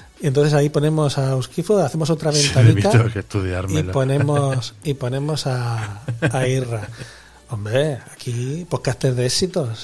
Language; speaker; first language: Spanish; native; Spanish